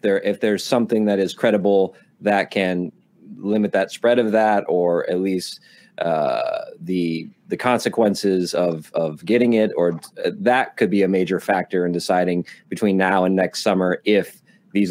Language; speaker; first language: English; non-native, local second language; Filipino